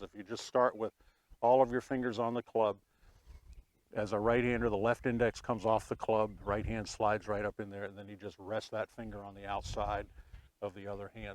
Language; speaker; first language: English; native; English